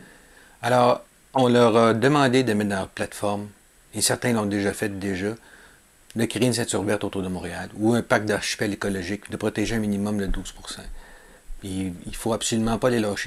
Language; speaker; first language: French; native; French